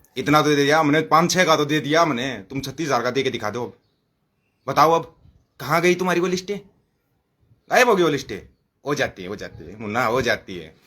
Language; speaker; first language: Hindi; native; Hindi